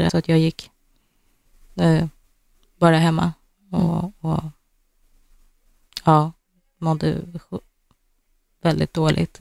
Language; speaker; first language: Swedish; native; Swedish